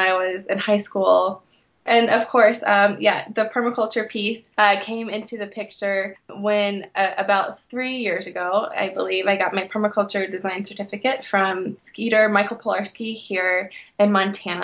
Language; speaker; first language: English; native; English